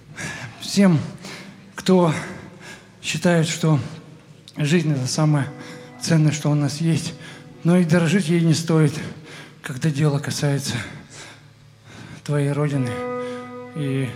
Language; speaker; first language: Russian; native; Russian